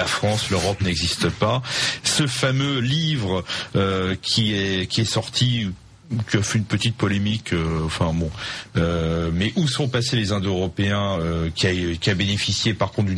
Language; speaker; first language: French; native; French